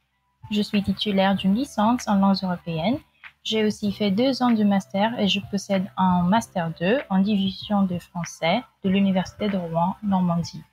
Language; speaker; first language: French; non-native, fluent; Filipino